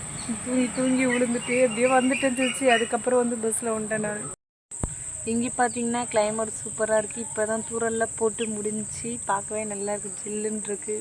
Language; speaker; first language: Tamil; native; Tamil